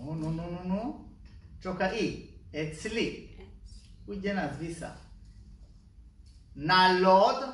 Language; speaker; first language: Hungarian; non-native, learner; Hebrew